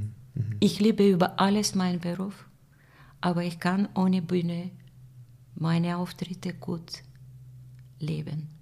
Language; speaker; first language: German; non-native, fluent; Bulgarian